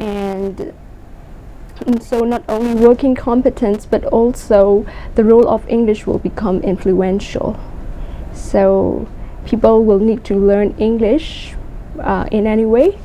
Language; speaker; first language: English; non-native, fluent; Burmese